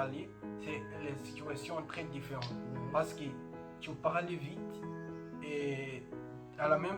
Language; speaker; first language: French; non-native, learner; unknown